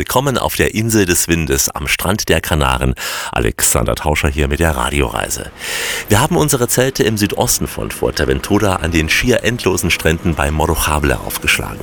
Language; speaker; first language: German; native; German